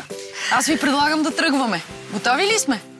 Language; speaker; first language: Bulgarian; native; Bulgarian